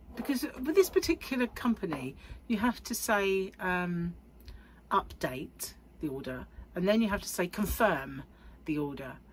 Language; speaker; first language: English; native; English